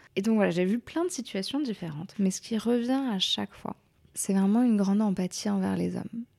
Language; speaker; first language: French; native; French